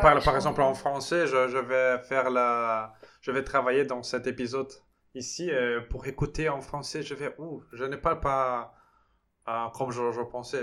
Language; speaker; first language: French; non-native, fluent; Portuguese